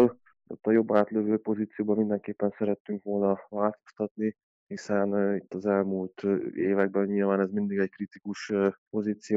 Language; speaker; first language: Hungarian; native; Hungarian